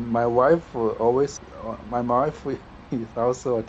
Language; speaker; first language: English; non-native, learner; Chinese